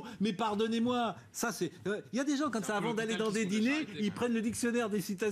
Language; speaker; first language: French; native; French